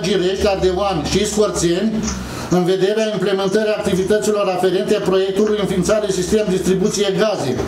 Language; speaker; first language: Romanian; native; Romanian